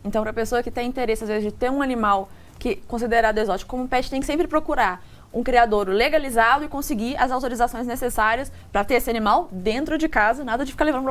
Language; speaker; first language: Portuguese; native; Portuguese